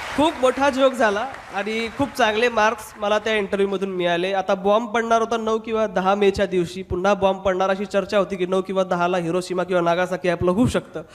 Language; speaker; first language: Marathi; non-native, local second language; Hindi